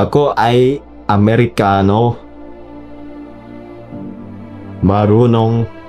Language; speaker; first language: Filipino; non-native, learner; English